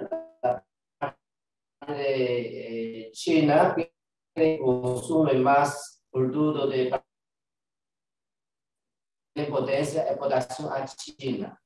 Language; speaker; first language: Spanish; non-native, learner; Chinese